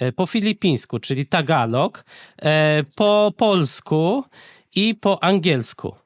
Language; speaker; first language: Polish; native; Polish